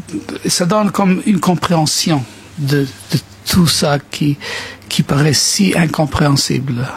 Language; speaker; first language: French; non-native, fluent; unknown